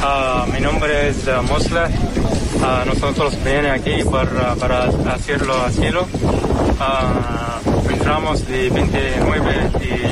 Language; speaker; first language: Spanish; non-native, learner; Arabic